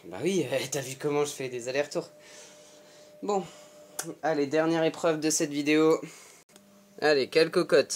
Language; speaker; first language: French; native; French